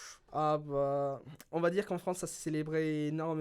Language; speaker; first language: French; early bilingual, other home language; Spanish